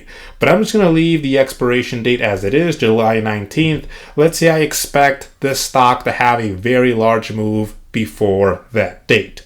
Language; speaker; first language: English; native; English